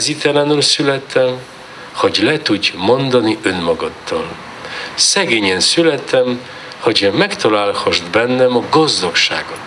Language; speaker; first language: Hungarian; non-native, learner; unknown